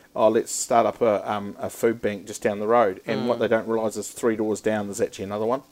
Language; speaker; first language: English; native; English